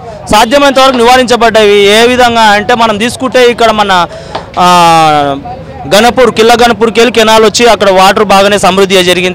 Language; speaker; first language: Telugu; native; Telugu